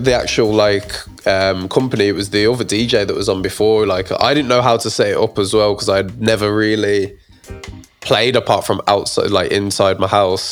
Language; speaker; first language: English; native; English